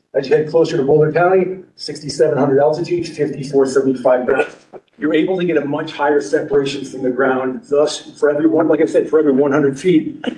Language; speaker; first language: English; native; English